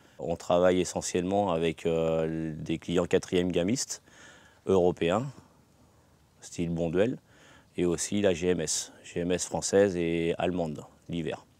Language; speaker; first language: French; native; French